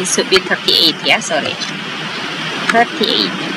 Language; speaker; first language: English; non-native, fluent; Indonesian